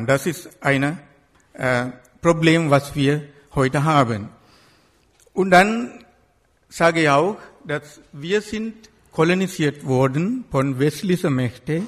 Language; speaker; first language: German; non-native, fluent; Sinhala